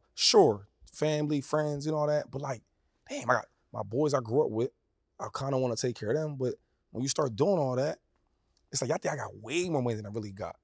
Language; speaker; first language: English; native; English